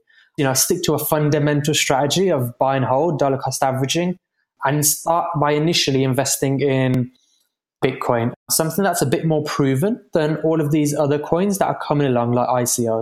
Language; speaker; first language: English; native; English